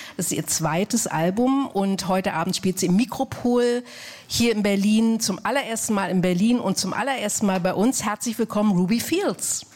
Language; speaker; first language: German; native; German